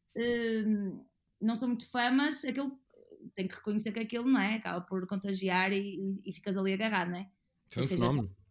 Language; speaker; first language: Portuguese; native; Portuguese